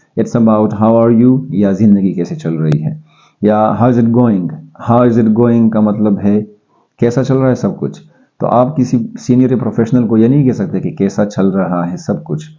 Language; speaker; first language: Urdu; non-native, local second language; Pashto